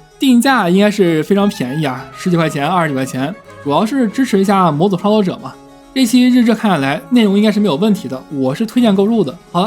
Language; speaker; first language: Chinese; native; Chinese